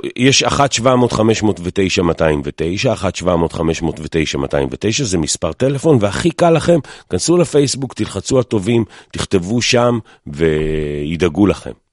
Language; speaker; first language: Hebrew; native; Hebrew